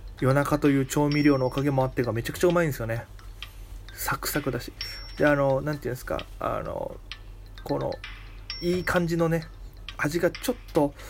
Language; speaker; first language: Japanese; native; Japanese